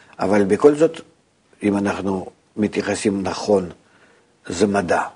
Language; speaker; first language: Hebrew; non-native, fluent; Russian